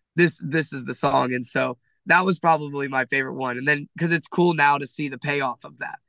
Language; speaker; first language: English; native; English